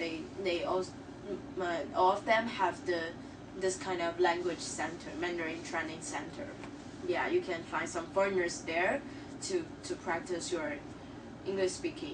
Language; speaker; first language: English; non-native, local second language; Chinese